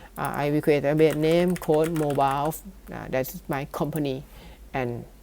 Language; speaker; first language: English; non-native, learner; Thai